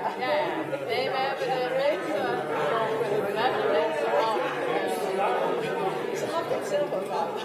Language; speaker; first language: Dutch; native; Dutch